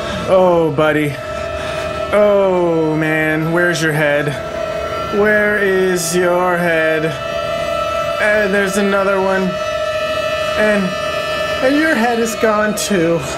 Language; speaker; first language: English; native; English